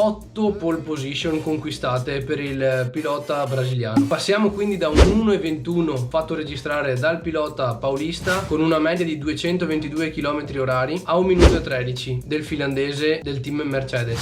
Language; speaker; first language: Italian; native; Italian